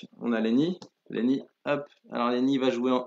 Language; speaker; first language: French; native; French